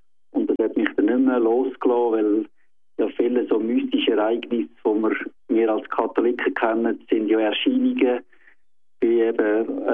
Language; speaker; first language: German; native; German